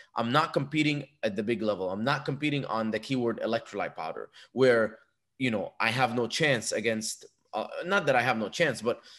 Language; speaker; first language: English; non-native, fluent; Arabic